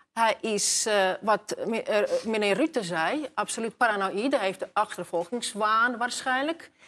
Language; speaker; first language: Dutch; non-native, fluent; Russian